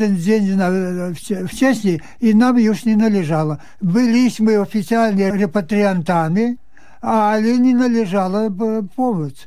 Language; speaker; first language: Polish; early bilingual, heritage; Polish